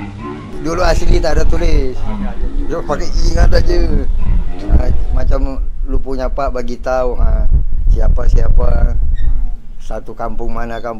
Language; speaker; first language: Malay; non-native, local second language; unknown